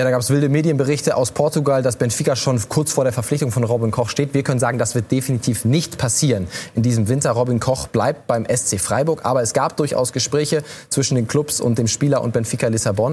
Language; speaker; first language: German; native; German